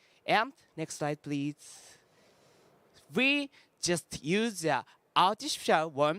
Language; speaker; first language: English; non-native, learner; Japanese